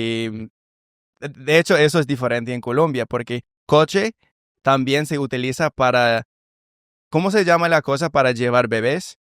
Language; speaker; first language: Spanish; non-native, fluent; English